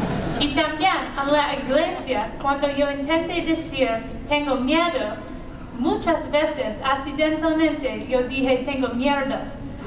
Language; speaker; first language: Spanish; non-native, learner; English